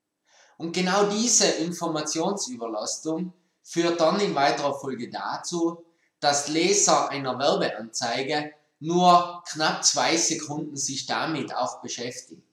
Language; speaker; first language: German; native; German